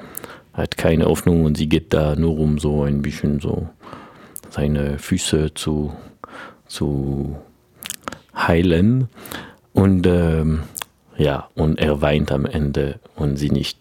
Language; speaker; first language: German; non-native, learner; French